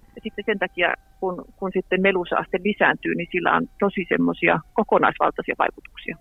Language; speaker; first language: Finnish; native; Finnish